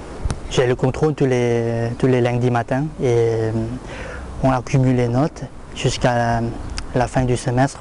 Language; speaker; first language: French; non-native, fluent; Lao